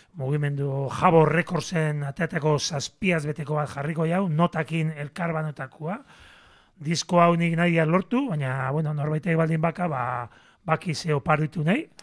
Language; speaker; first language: Basque; native; Basque